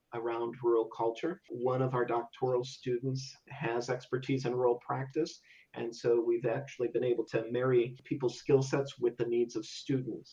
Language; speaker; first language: English; native; English